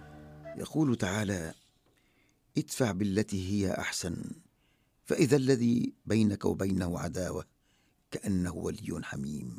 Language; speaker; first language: Arabic; native; Arabic